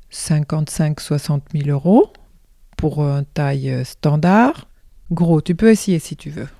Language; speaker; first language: French; non-native, fluent; Swedish